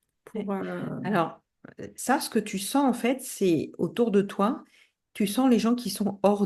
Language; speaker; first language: French; native; French